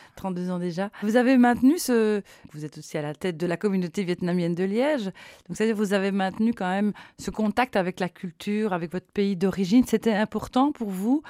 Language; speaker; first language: French; native; French